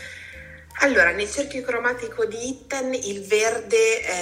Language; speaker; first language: Italian; native; Italian